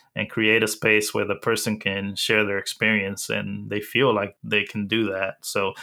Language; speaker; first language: English; early bilingual, other home language; Spanish